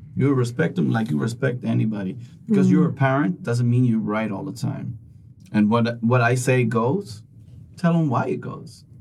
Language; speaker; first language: English; non-native, fluent; Swedish